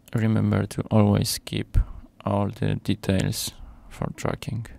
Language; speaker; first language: English; non-native, fluent; Polish